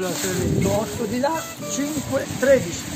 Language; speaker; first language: Italian; native; Italian